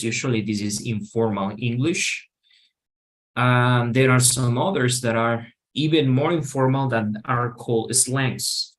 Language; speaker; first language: English; non-native, fluent; Spanish